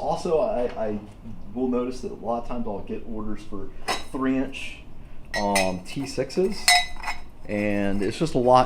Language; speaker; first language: English; native; English